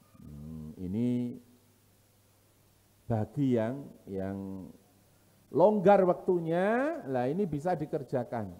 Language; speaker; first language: Indonesian; non-native, local second language; Javanese